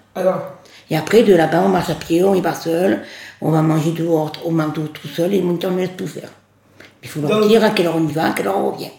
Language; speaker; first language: French; native; French